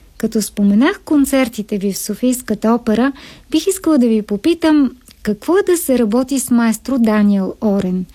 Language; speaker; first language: Bulgarian; native; Bulgarian